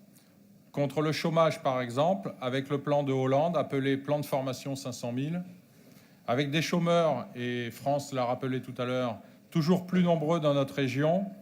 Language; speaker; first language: French; native; French